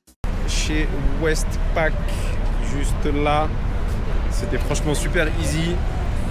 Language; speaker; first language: French; native; French